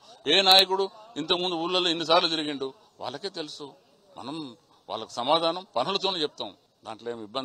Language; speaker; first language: Telugu; native; Telugu